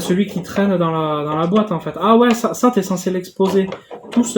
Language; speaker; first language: French; native; French